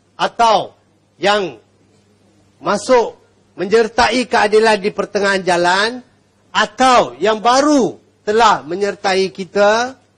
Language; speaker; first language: Malay; non-native, local second language; Tamil